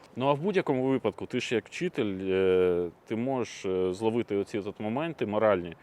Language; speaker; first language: Ukrainian; native; Ukrainian